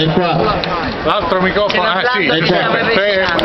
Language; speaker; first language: Italian; native; Italian